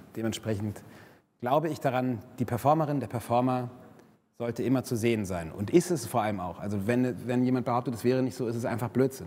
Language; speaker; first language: German; native; German